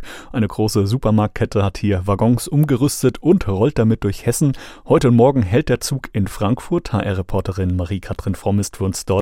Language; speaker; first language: German; native; German